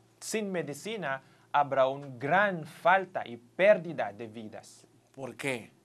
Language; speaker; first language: Spanish; non-native, fluent; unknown